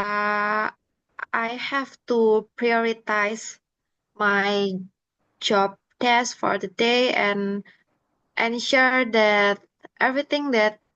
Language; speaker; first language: English; non-native, learner; Indonesian